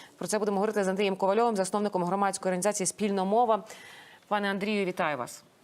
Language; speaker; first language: Ukrainian; native; Ukrainian